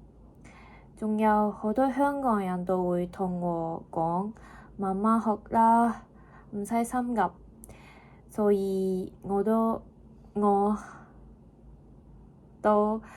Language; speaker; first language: Cantonese; non-native, learner; Japanese